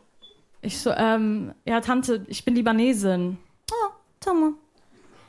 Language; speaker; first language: German; early bilingual, other home language; Arabic